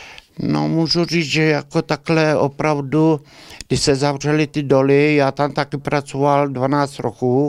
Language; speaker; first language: Czech; early bilingual, heritage; Czech